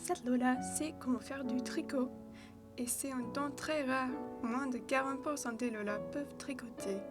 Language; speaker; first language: French; non-native, learner; English